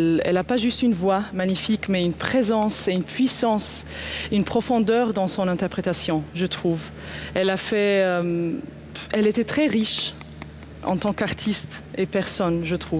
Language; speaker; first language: French; non-native, fluent; Arabic